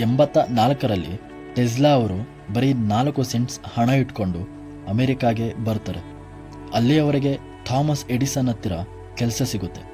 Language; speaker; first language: Kannada; native; Kannada